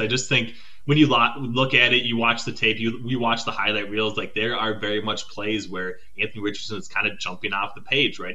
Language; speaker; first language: English; native; English